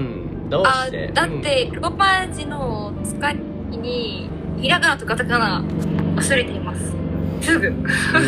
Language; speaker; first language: Japanese; non-native, learner; Arabic